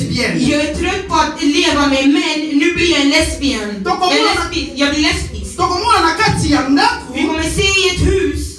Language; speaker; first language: Swedish; non-native, learner; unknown